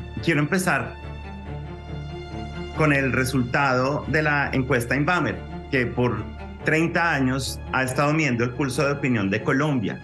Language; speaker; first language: Spanish; native; Spanish